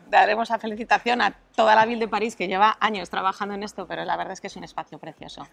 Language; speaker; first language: Spanish; native; Spanish